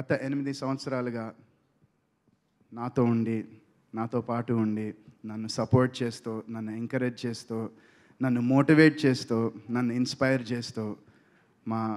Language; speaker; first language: Telugu; native; Telugu